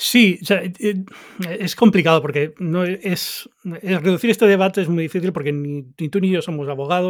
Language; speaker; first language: Spanish; native; Spanish